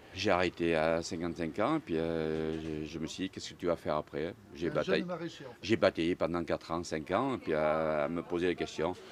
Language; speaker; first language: French; native; French